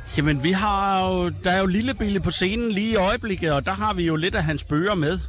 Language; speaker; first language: Danish; native; Danish